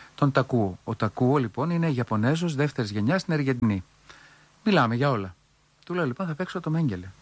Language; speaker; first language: Greek; early bilingual, heritage; Greek